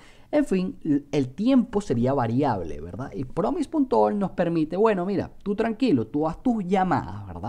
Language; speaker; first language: Spanish; native; Spanish